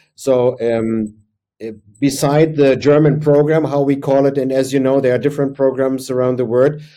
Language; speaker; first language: English; non-native, fluent; German